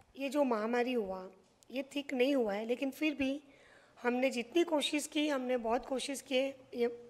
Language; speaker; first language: Hindi; non-native, local second language; Marathi